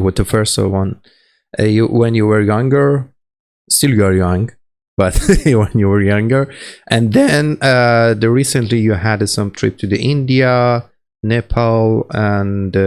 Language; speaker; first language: English; non-native, learner; Persian